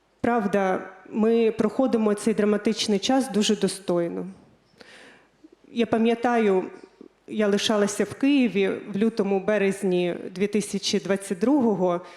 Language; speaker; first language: Ukrainian; native; Ukrainian